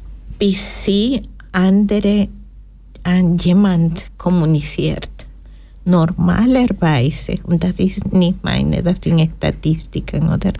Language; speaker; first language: German; non-native, fluent; Spanish